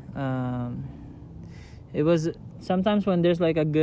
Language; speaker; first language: English; non-native, local second language; Filipino